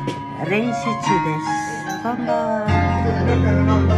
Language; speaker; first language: Japanese; non-native, fluent; Filipino